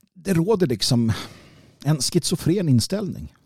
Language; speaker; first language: Swedish; native; Swedish